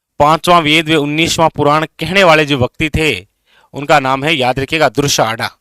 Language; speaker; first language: Hindi; native; Hindi